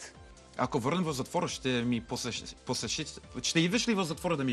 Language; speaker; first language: Bulgarian; non-native, learner; English